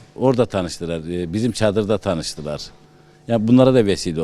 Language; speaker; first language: Turkish; native; Turkish